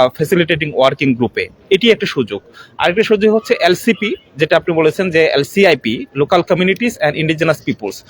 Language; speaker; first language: Bangla; non-native, local second language; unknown